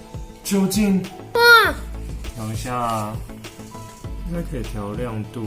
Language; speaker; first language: Chinese; native; Chinese